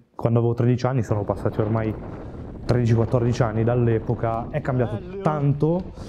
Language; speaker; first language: Italian; native; Italian